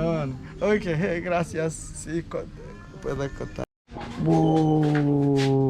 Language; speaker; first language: Spanish; non-native, learner; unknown